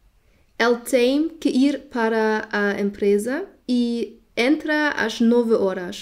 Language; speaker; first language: Portuguese; non-native, learner; German